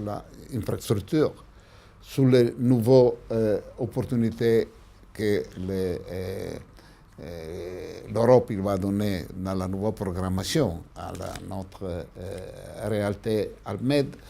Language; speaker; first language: French; non-native, fluent; Italian